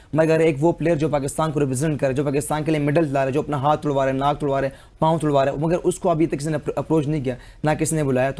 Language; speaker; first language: Urdu; non-native, local second language; Pashto